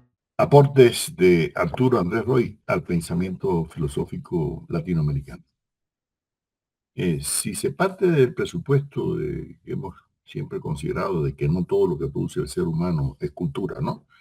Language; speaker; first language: Spanish; native; Spanish